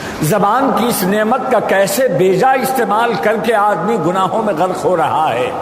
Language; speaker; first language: Urdu; native; Urdu